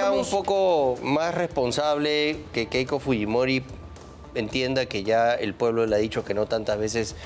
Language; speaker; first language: Spanish; native; Spanish